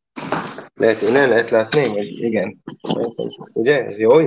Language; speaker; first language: Hungarian; non-native, learner; Hebrew